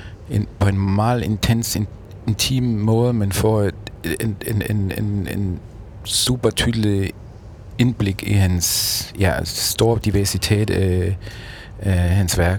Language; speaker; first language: Danish; non-native, fluent; German